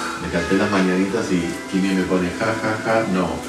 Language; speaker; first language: Spanish; early bilingual, heritage; Spanish